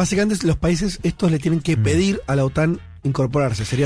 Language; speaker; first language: Spanish; native; Spanish